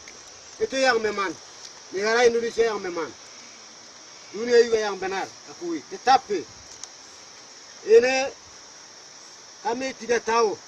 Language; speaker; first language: Indonesian; non-native, local second language; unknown